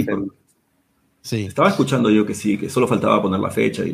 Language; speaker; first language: Spanish; native; Spanish